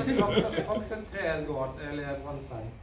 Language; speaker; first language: Swedish; non-native, learner; Russian